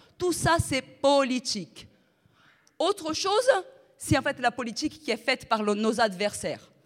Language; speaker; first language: French; non-native, fluent; Portuguese